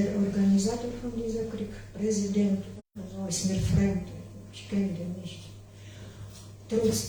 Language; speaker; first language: German; non-native, learner; Ukrainian